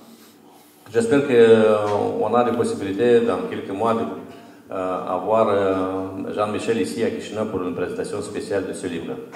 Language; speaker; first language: French; non-native, fluent; Romanian